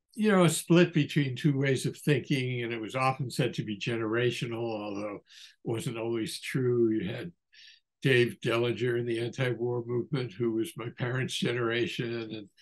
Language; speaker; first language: English; native; English